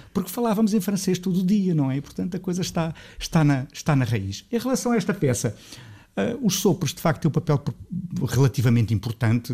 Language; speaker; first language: Portuguese; native; Portuguese